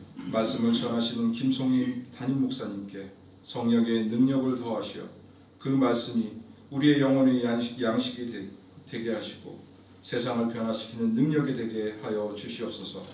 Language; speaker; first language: Korean; native; Korean